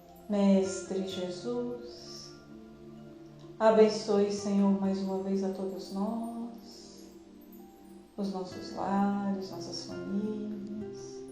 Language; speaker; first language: Portuguese; native; Portuguese